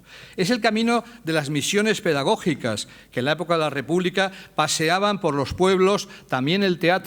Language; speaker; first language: Spanish; native; Spanish